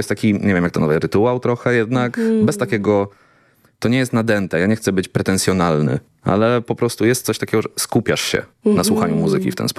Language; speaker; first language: Polish; native; Polish